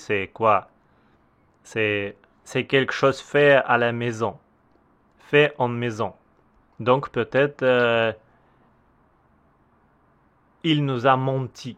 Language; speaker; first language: French; non-native, learner; Russian